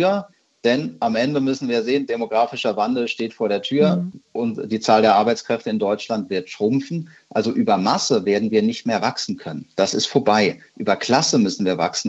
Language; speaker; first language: German; native; German